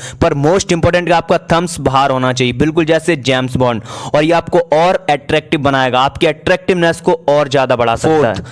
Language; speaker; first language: Hindi; native; Hindi